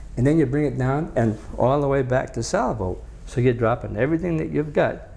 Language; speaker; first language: English; native; English